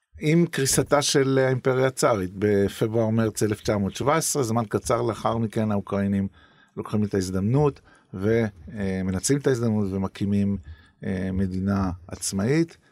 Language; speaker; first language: Hebrew; native; Hebrew